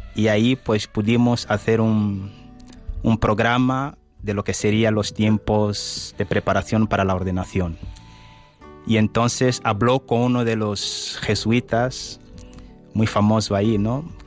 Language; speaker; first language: Spanish; non-native, fluent; Portuguese